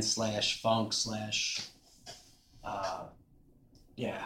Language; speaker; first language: English; native; English